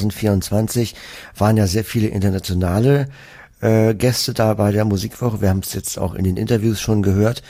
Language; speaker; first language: German; native; German